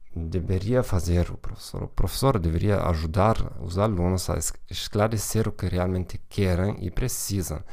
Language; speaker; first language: Portuguese; non-native, fluent; German